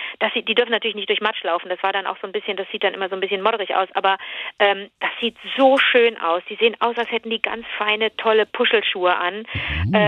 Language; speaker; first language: German; native; German